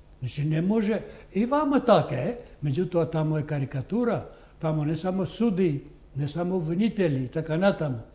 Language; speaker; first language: Macedonian; non-native, local second language; Albanian